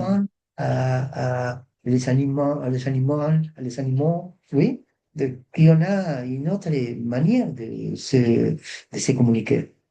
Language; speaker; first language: French; non-native, fluent; Spanish